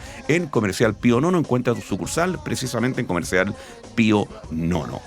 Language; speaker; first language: Spanish; native; Spanish